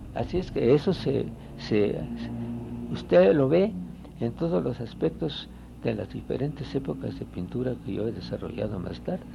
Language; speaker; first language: Spanish; native; Spanish